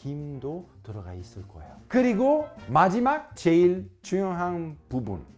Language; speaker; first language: Korean; non-native, fluent; Italian